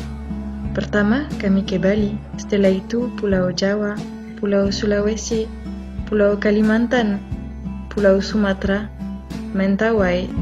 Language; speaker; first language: Indonesian; non-native, fluent; French